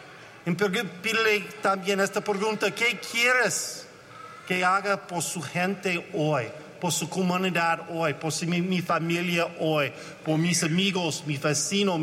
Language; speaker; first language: Spanish; non-native, learner; English